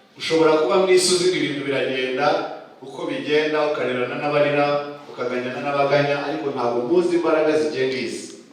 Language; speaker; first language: Kinyarwanda; early bilingual, heritage; Kinyarwanda